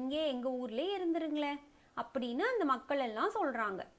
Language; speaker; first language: Tamil; native; Tamil